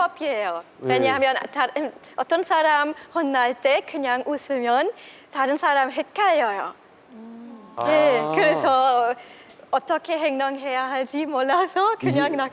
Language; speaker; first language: Korean; non-native, learner; German